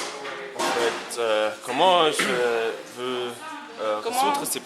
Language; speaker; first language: French; non-native, fluent; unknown